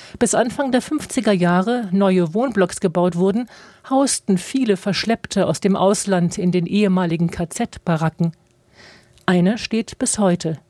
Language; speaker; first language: German; native; German